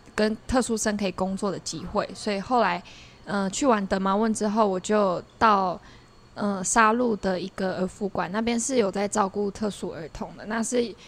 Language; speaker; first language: Chinese; non-native, local second language; Min Nan Chinese